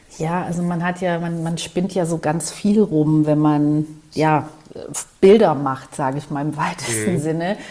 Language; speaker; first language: German; early bilingual, other home language; Greek